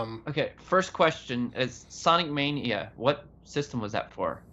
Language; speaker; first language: English; native; English